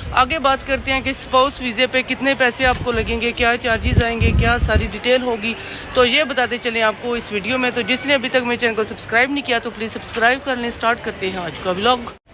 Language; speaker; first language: Urdu; non-native, local second language; Punjabi